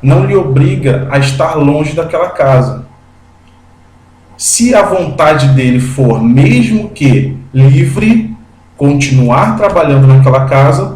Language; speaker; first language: Portuguese; native; Portuguese